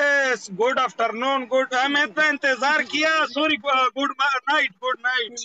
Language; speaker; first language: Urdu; non-native, local second language; Pashto